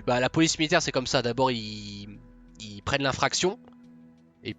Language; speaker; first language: French; native; French